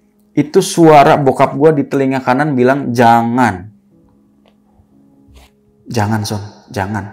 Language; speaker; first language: Indonesian; native; Indonesian